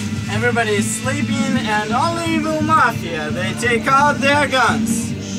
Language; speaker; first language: English; non-native, fluent; Russian